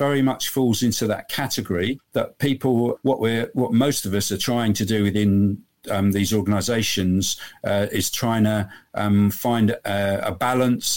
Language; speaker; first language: English; native; English